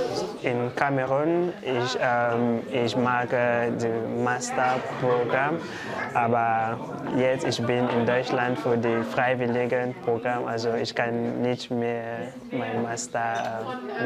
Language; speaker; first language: German; non-native, learner; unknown